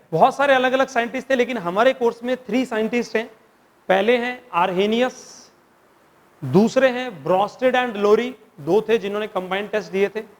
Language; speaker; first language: Hindi; native; Hindi